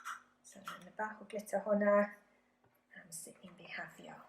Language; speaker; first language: Welsh; non-native, local second language; English